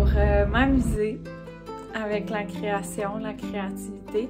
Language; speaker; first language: French; native; French